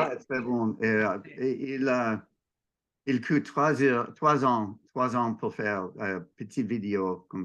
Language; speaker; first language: French; non-native, learner; English